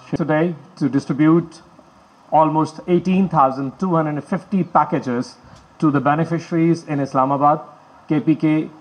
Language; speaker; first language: English; non-native, local second language; Urdu